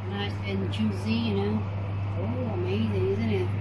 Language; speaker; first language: English; non-native, learner; Filipino